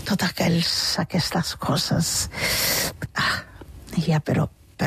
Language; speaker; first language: Catalan; non-native, fluent; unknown